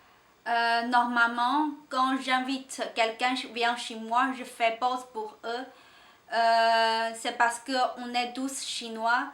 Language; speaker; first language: French; non-native, learner; Chinese